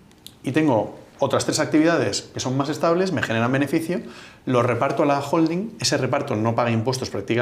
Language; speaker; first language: Spanish; native; Spanish